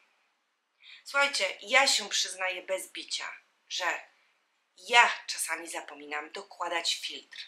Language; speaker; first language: Polish; native; Polish